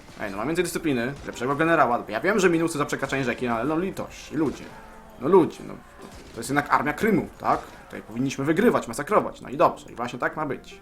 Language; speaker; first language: Polish; native; Polish